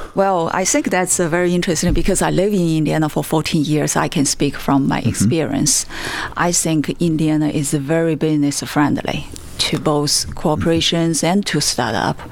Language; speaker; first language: English; non-native, fluent; Chinese